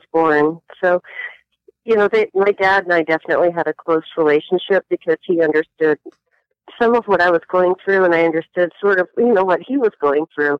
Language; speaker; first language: English; early bilingual, other home language; Latvian